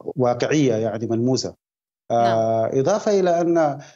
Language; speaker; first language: Arabic; native; Arabic